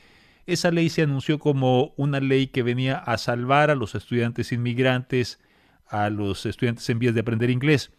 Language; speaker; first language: Spanish; native; Spanish